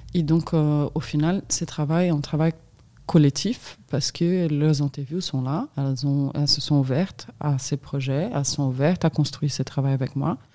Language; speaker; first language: French; non-native, fluent; Portuguese